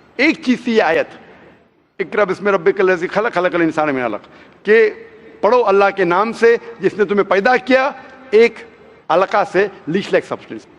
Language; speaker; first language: Hindi; non-native, local second language; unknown